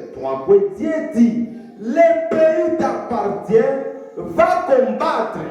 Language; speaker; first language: French; non-native, local second language; Swahili